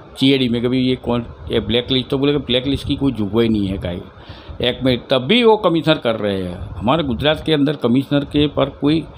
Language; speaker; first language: Hindi; native; Hindi